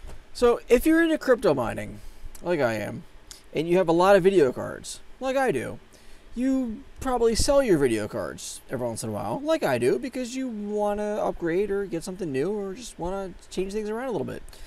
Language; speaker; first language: English; native; English